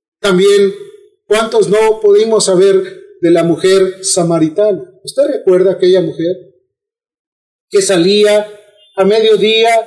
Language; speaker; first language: Spanish; native; Spanish